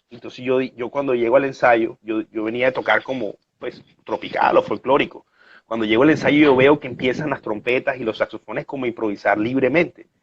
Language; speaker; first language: Spanish; native; Spanish